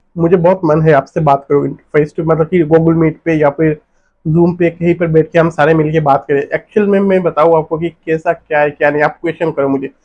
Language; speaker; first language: Hindi; non-native, local second language; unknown